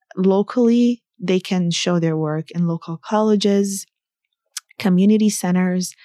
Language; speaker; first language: English; early bilingual, other home language; Arabic